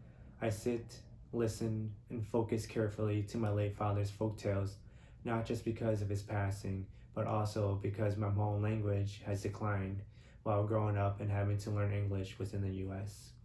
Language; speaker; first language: English; early bilingual, other home language; Hmong